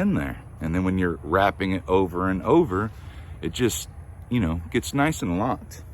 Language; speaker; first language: English; native; English